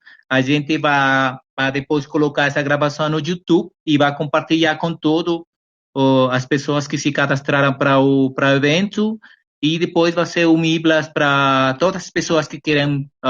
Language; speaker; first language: Portuguese; non-native, fluent; Spanish